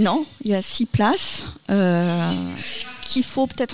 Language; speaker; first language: French; native; French